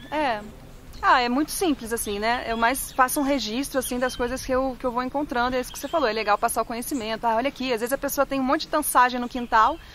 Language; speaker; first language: Portuguese; native; Portuguese